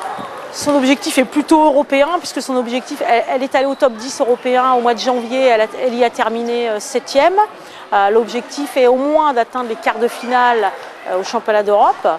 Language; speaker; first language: French; native; French